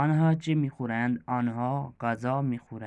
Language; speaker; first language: Persian; non-native, fluent; Urdu